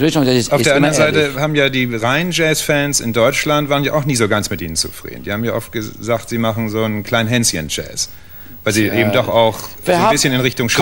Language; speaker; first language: German; native; German